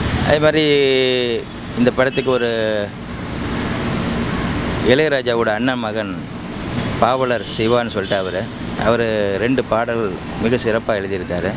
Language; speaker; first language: Tamil; native; Tamil